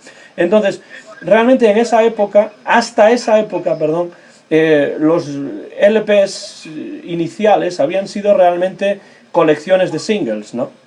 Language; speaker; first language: Spanish; native; Spanish